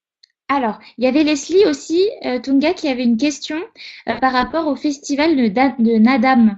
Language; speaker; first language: French; native; French